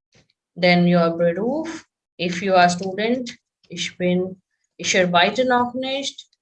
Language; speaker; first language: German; non-native, fluent; Hindi